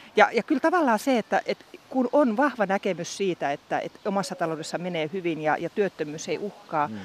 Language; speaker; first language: Finnish; native; Finnish